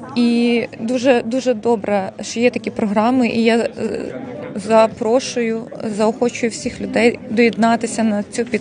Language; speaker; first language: Ukrainian; native; Ukrainian